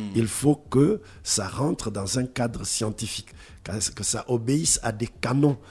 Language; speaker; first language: French; non-native, local second language; Lingala